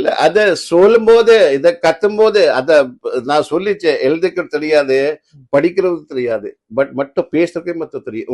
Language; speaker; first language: Tamil; non-native, fluent; Hindi